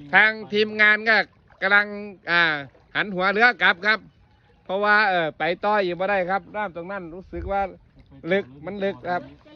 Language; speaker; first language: Thai; native; Thai